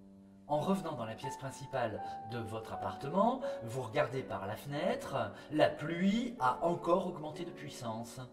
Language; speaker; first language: French; native; French